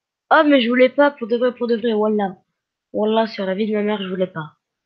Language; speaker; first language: French; native; French